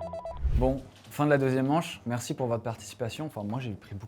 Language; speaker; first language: French; native; French